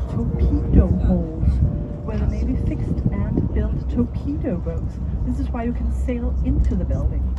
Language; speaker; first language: English; non-native, fluent; Danish